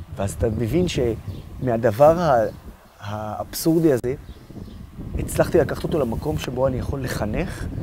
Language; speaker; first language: Hebrew; non-native, local second language; Arabic